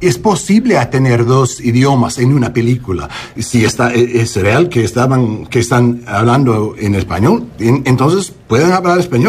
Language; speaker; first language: Spanish; early bilingual, heritage; English